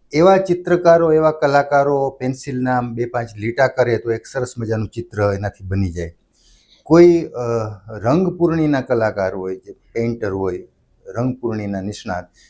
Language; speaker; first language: Gujarati; native; Gujarati